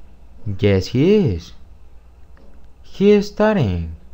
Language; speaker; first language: English; non-native, fluent; Spanish